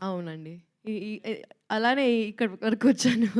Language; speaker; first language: Telugu; non-native, local second language; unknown